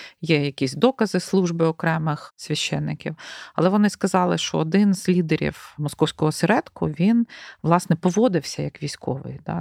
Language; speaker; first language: Ukrainian; native; Ukrainian